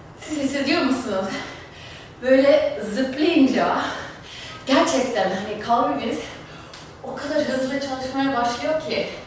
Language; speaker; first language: Turkish; non-native, fluent; German